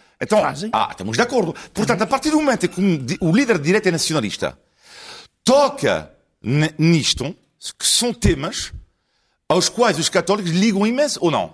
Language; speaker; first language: Portuguese; non-native, fluent; French